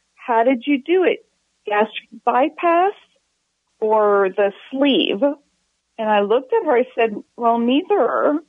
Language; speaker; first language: English; native; English